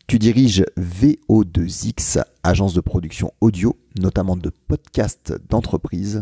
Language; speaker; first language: French; native; French